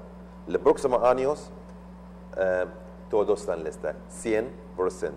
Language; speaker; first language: Spanish; non-native, learner; Arabic